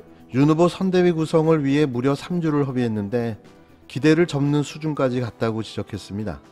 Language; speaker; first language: Korean; native; Korean